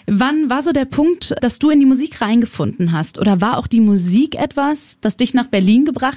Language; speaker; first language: German; native; German